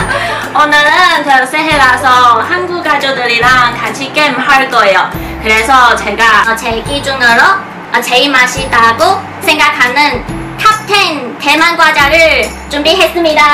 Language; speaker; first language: Korean; non-native, learner; Chinese